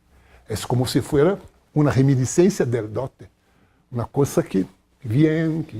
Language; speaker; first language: Spanish; non-native, fluent; Portuguese